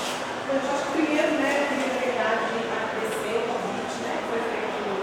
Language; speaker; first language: Portuguese; native; Portuguese